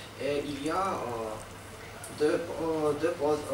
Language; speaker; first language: French; non-native, learner; Russian